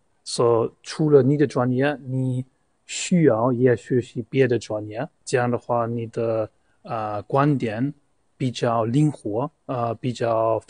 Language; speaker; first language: Chinese; non-native, fluent; German